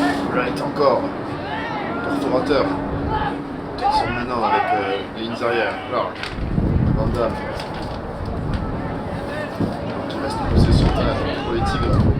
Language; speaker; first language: French; native; French